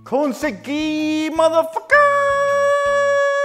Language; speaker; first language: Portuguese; non-native, learner; English